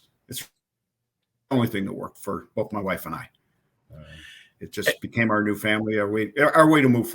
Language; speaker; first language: English; native; English